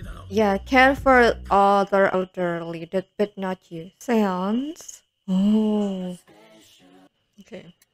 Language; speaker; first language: English; non-native, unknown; Indonesian